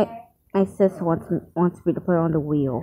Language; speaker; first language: English; native; English